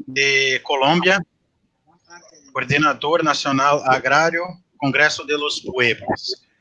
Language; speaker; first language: Spanish; non-native, learner; Portuguese